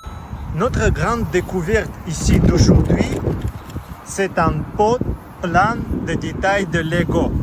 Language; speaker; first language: French; non-native, fluent; Russian